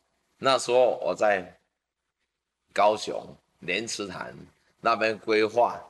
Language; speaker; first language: Chinese; native; Chinese